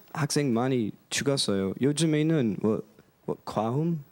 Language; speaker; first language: Korean; non-native, learner; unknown